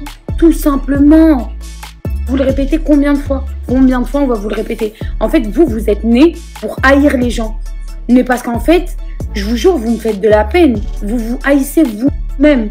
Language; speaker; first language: French; native; French